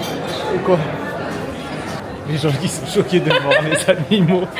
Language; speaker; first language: French; native; French